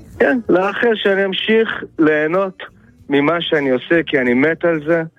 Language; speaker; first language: Hebrew; early bilingual, other home language; English